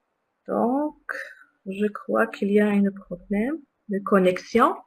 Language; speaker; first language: French; non-native, local second language; Arabic